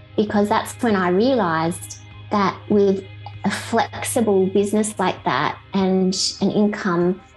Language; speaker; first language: English; native; English